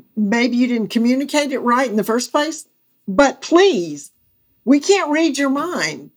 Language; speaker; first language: English; native; English